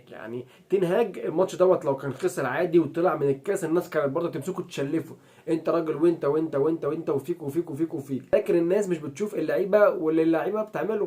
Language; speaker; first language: Arabic; native; Arabic